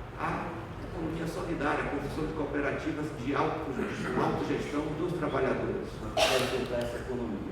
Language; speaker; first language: Portuguese; native; Portuguese